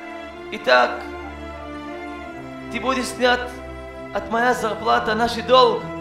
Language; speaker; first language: Russian; non-native, learner; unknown